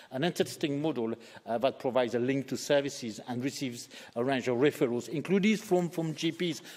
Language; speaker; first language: English; native; English